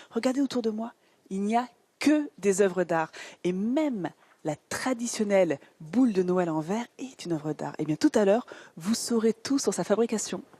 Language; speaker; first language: French; native; French